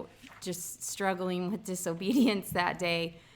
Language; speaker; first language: English; native; English